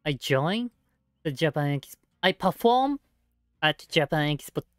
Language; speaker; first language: English; non-native, learner; Japanese